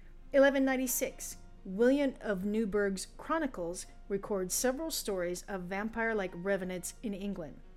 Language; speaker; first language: English; native; English